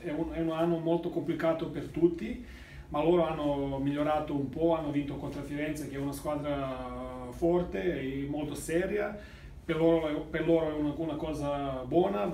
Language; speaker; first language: Italian; non-native, learner; Serbian